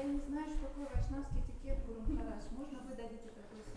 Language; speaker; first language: Russian; native; Russian